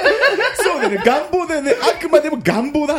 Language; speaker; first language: Japanese; native; Japanese